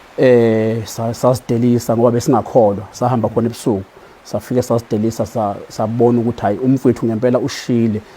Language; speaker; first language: Zulu; native; Zulu